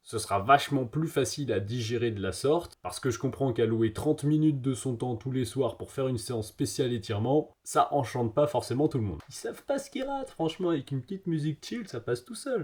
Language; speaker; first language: French; native; French